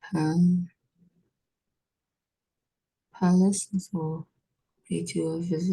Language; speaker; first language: English; non-native, learner; Vietnamese